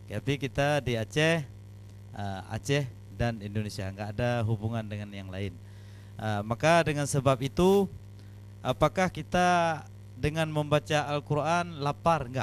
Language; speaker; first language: Malay; non-native, local second language; Achinese